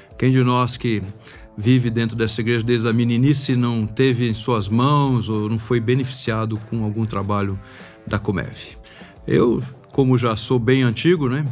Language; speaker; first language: Portuguese; native; Portuguese